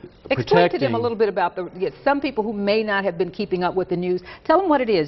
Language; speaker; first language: English; native; English